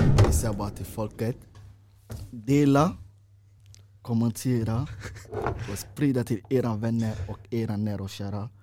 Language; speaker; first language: Swedish; non-native, fluent; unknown